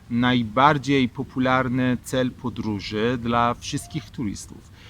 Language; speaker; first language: Polish; non-native, fluent; Persian